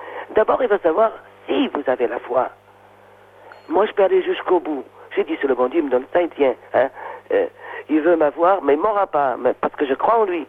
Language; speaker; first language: French; non-native, fluent; Portuguese